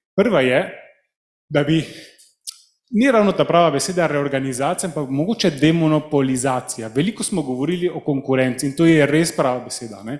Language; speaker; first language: Slovenian; early bilingual, heritage; Slovenian